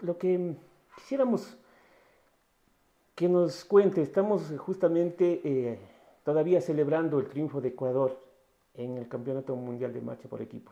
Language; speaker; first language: Spanish; native; Spanish